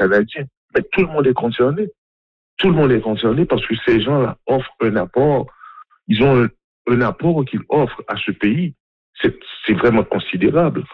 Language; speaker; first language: French; non-native, local second language; Haitian Creole